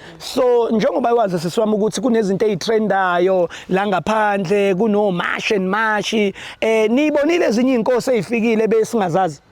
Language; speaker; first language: Zulu; native; Zulu